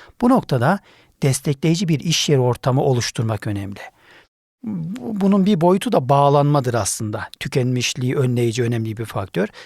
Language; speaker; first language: Turkish; native; Turkish